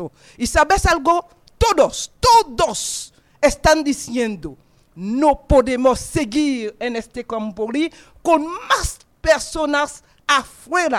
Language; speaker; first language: Spanish; non-native, fluent; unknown